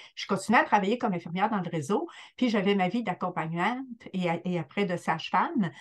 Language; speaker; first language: French; native; French